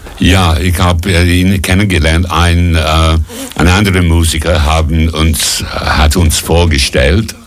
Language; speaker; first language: German; non-native, fluent; English